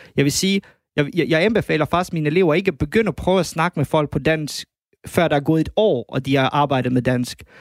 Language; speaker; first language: Danish; early bilingual, other home language; Bosnian